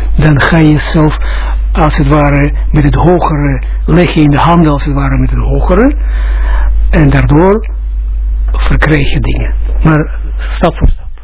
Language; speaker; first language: Dutch; non-native, fluent; Russian